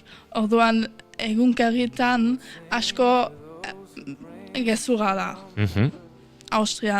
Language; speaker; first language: Basque; non-native, fluent; German